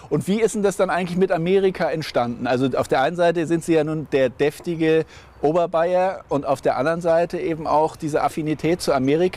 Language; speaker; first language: German; native; German